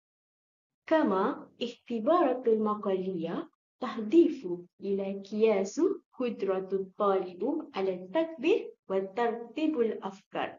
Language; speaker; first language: Arabic; non-native, learner; Malay